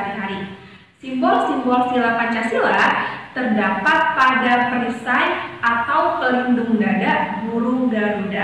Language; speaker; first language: Indonesian; native; Indonesian